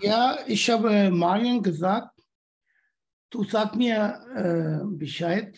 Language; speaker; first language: German; non-native, learner; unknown